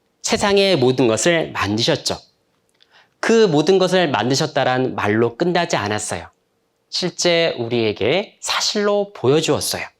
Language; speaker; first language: Korean; native; Korean